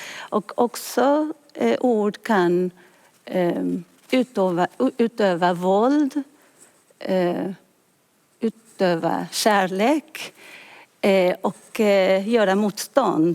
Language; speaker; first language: Swedish; non-native, fluent; Spanish